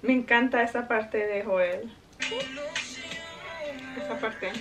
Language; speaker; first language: Spanish; early bilingual, heritage; Spanish